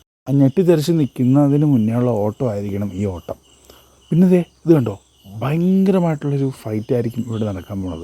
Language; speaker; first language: Malayalam; native; Malayalam